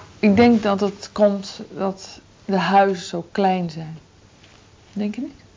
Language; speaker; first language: Dutch; native; Dutch